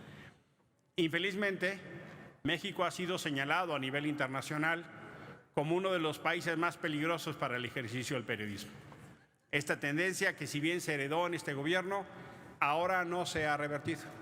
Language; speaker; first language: Spanish; native; Spanish